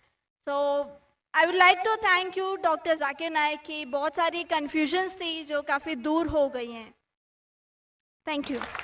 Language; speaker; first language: Hindi; native; Hindi